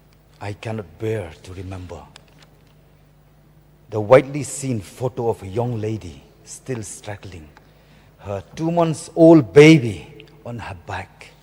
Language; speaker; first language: English; non-native, local second language; Khasi